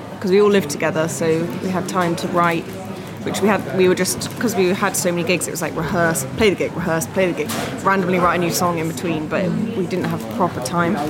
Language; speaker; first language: English; native; English